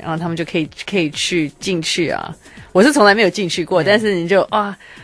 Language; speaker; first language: Chinese; native; Chinese